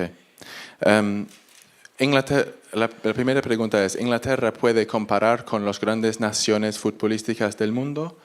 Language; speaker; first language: Spanish; non-native, learner; English